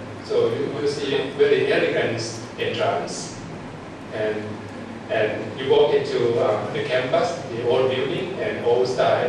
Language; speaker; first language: English; non-native, fluent; Thai